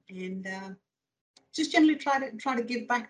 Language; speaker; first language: English; non-native, local second language; Hindi